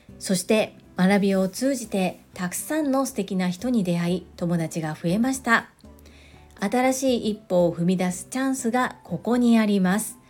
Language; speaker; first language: Japanese; native; Japanese